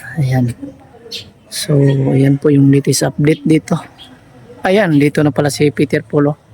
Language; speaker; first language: Filipino; non-native, local second language; Cebuano